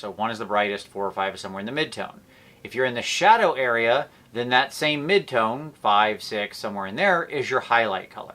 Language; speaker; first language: English; native; English